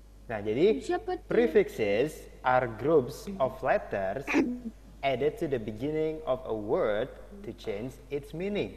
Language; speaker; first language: English; non-native, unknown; Indonesian